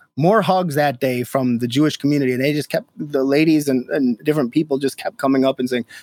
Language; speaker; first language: English; native; English